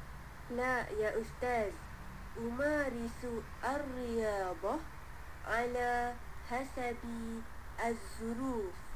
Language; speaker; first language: Arabic; non-native, learner; Malay